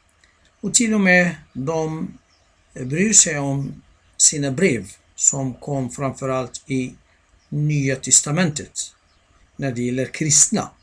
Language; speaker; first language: Swedish; non-native, fluent; Arabic